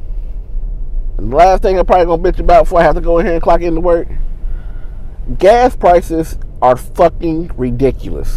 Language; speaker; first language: English; native; English